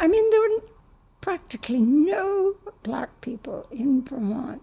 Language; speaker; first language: English; native; English